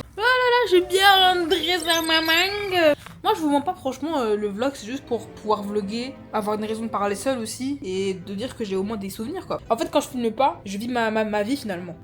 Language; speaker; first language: French; native; French